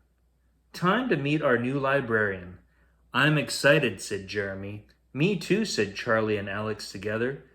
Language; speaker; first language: English; native; English